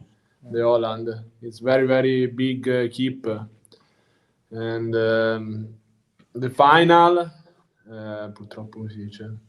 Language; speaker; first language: English; non-native, learner; Italian